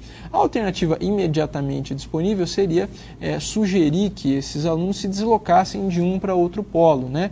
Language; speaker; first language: Portuguese; native; Portuguese